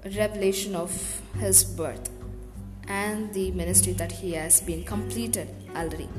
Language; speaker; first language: English; non-native, local second language; Tamil